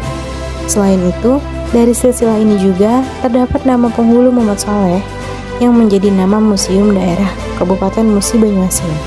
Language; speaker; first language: Indonesian; native; Indonesian